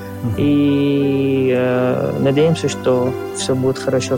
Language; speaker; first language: Russian; non-native, fluent; Arabic